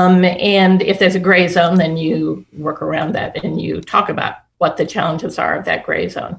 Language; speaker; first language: English; native; English